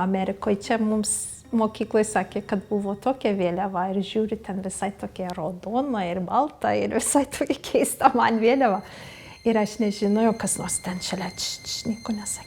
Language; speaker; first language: Lithuanian; early bilingual, heritage; Lithuanian